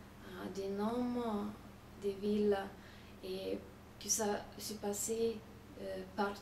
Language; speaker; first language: French; non-native, fluent; Lithuanian